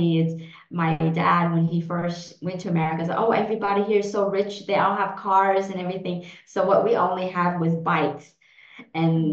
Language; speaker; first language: English; early bilingual, other home language; Vietnamese